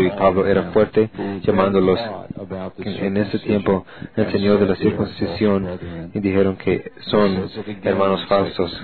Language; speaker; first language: Spanish; non-native, learner; English